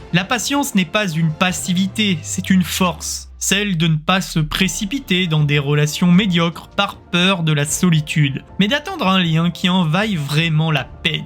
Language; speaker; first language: French; native; French